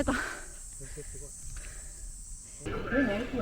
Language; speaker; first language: Japanese; non-native, learner; Thai